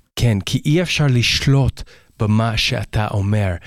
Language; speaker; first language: Hebrew; non-native, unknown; English